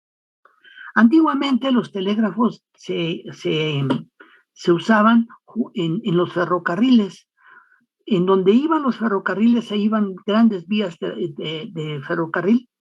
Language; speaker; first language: Spanish; native; Spanish